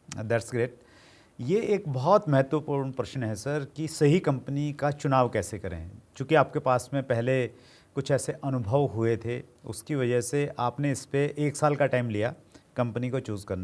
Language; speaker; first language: Hindi; native; Hindi